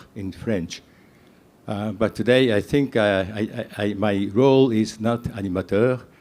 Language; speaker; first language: English; non-native, fluent; Japanese